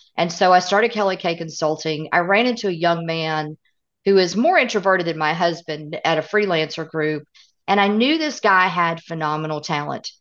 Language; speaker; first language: English; native; English